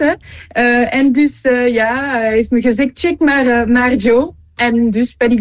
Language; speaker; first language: Dutch; non-native, local second language; French